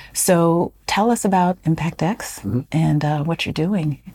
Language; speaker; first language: English; native; English